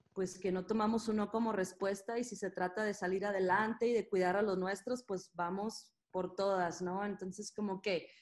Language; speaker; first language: Spanish; native; Spanish